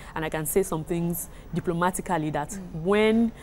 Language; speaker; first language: English; non-native, local second language; Yoruba